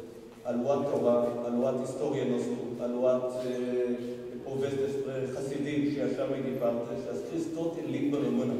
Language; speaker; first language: Romanian; non-native, learner; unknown